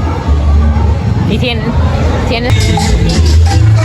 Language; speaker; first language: Spanish; non-native, learner; Polish